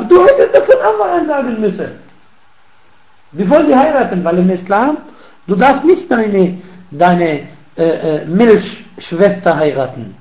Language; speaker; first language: German; non-native, fluent; Arabic